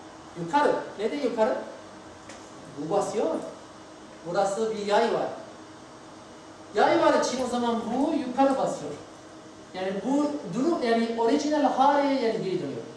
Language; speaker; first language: Turkish; non-native, learner; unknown